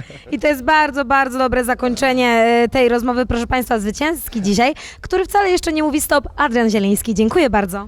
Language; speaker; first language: Polish; native; Polish